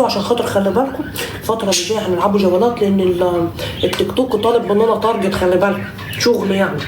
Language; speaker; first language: Arabic; native; Arabic